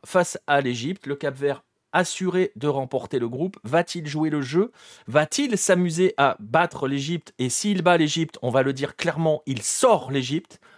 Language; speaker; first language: French; native; French